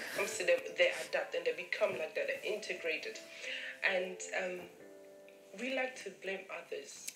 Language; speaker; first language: English; early bilingual, other home language; German